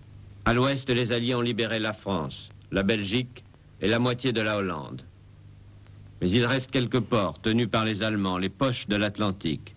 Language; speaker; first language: French; native; French